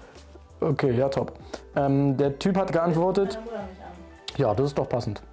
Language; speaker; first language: German; native; German